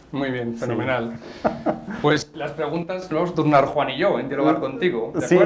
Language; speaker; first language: Spanish; native; Spanish